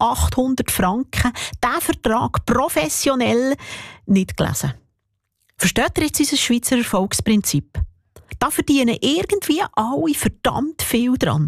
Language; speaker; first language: German; native; German